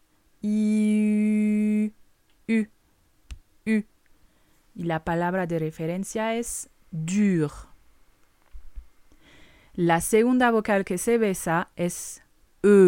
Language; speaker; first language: Spanish; non-native, fluent; French